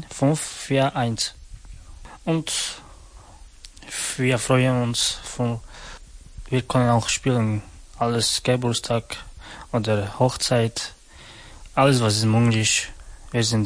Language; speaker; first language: German; non-native, learner; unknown